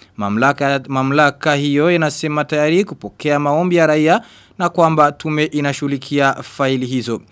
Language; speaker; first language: Swahili; non-native, local second language; Rundi